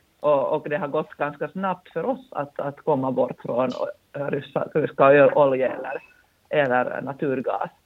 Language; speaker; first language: Swedish; non-native, local second language; Finnish